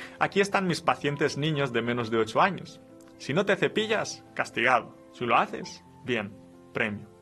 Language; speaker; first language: Spanish; non-native, fluent; Romanian